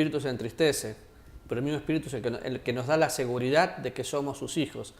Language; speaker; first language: Spanish; native; Spanish